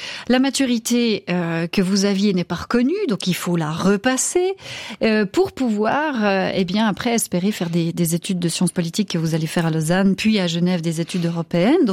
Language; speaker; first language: French; native; French